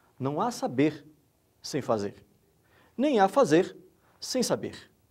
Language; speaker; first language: Portuguese; native; Portuguese